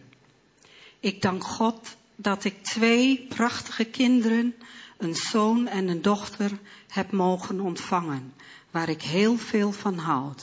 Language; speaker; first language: Dutch; early bilingual, other home language; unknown